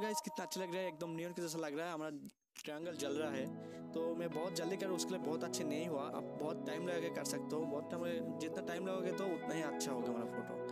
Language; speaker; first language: Hindi; non-native, local second language; Bangla